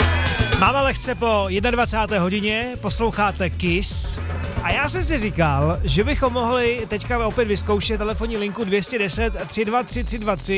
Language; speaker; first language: Czech; native; Czech